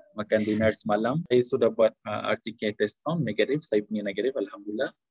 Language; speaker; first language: Malay; native; Malay